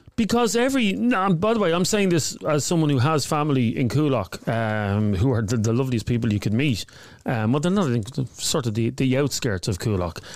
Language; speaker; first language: English; native; English